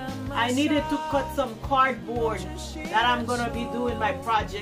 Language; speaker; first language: English; non-native, fluent; Haitian Creole